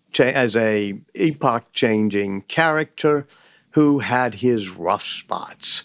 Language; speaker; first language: English; native; English